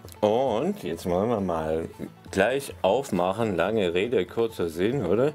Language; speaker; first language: German; native; German